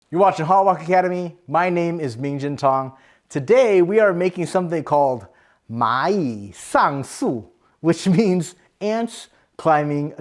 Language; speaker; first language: English; native; English